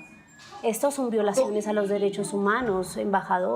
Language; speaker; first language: Spanish; native; Spanish